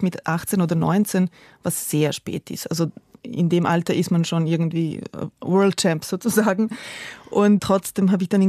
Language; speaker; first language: German; non-native, fluent; Serbian